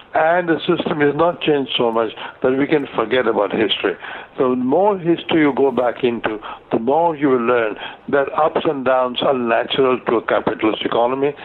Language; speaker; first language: English; non-native, local second language; Gujarati